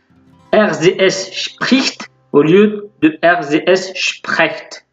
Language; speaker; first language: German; non-native, fluent; French